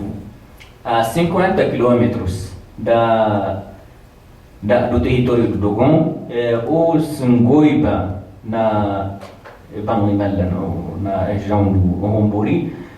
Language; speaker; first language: Portuguese; non-native, fluent; Tamasheq